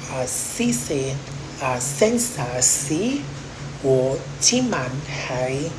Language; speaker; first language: Chinese; non-native, learner; Vietnamese